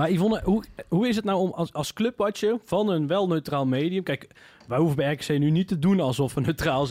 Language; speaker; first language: Dutch; native; Dutch